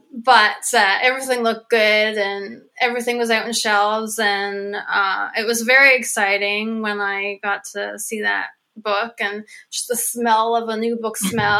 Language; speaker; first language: English; native; English